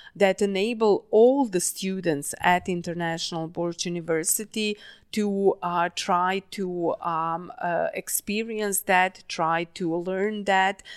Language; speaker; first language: English; non-native, fluent; Serbian